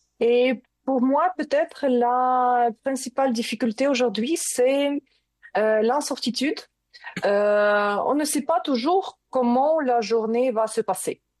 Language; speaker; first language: French; non-native, learner; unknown